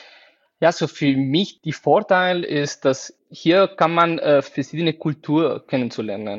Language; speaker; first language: German; non-native, fluent; Spanish